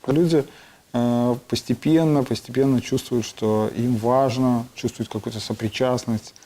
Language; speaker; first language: Russian; native; Russian